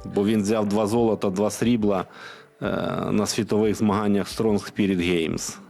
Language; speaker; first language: Ukrainian; non-native, local second language; Russian